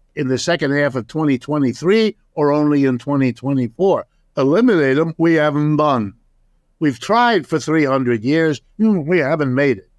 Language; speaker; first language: English; early bilingual, other home language; German